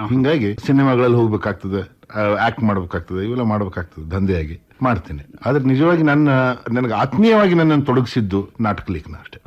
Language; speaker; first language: Kannada; non-native, local second language; Konkani